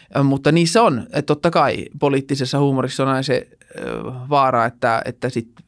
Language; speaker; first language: Finnish; native; Finnish